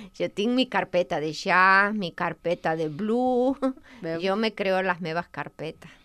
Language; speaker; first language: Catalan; non-native, local second language; Spanish